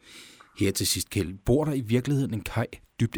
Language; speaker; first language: Danish; native; Danish